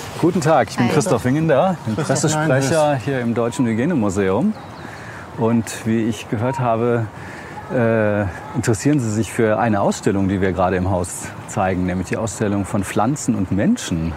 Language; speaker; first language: German; native; German